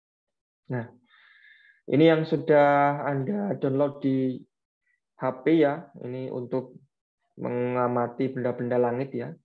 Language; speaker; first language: Indonesian; native; Indonesian